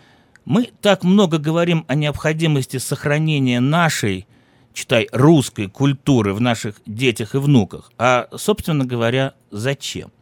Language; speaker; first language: Russian; native; Russian